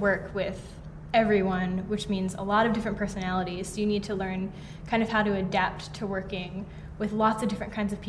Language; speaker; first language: English; native; English